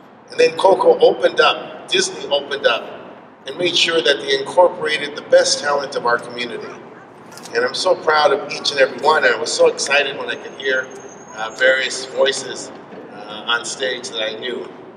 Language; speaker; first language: English; early bilingual, other home language; Spanish